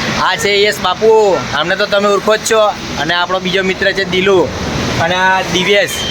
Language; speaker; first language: Gujarati; native; Gujarati